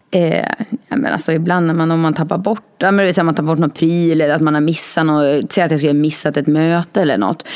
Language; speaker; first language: Swedish; native; Swedish